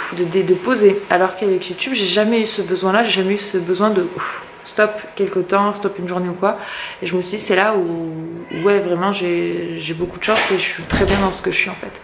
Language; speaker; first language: French; native; French